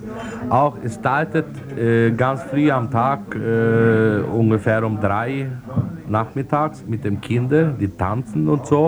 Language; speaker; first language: German; non-native, learner; Swedish